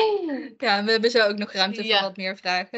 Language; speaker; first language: Dutch; native; Dutch